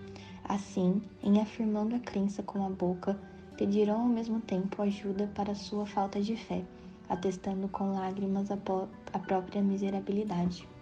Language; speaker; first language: Portuguese; native; Portuguese